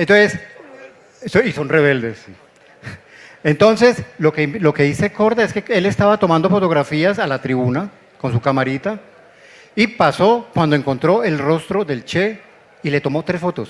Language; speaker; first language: Spanish; native; Spanish